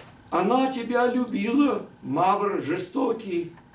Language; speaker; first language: Russian; non-native, fluent; English